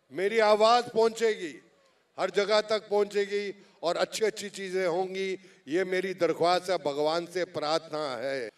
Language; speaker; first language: Hindi; native; Hindi